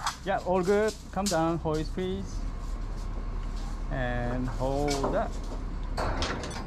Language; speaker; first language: English; non-native, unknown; Japanese